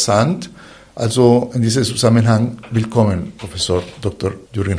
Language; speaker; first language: German; non-native, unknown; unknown